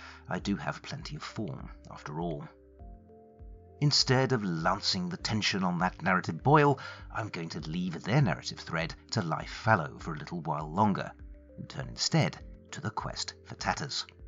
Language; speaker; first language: English; native; English